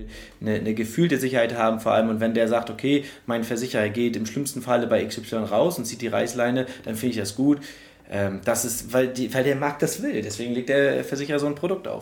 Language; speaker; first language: German; native; German